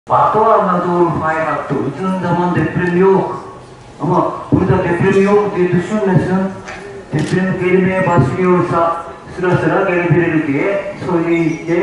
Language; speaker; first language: Turkish; non-native, learner; Japanese